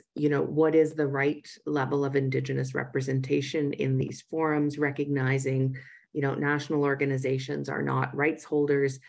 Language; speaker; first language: English; native; English